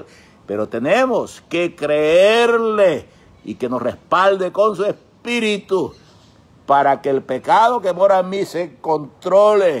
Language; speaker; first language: Spanish; native; Spanish